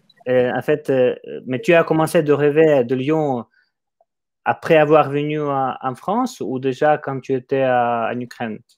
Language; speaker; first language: French; non-native, fluent; Ukrainian